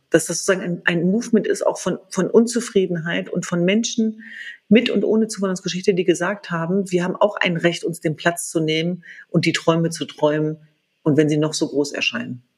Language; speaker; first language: German; early bilingual, other home language; Kurdish